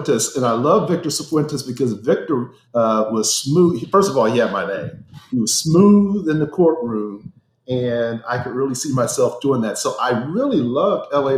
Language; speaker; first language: English; native; English